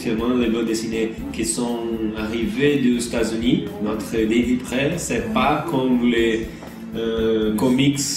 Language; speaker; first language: French; non-native, learner; Portuguese